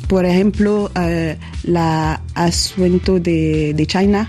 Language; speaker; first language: Spanish; non-native, learner; French